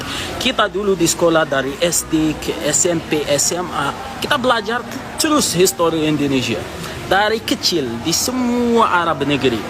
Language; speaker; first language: Indonesian; non-native, fluent; Arabic